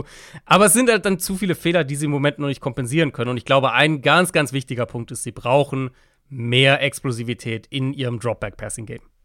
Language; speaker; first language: German; native; German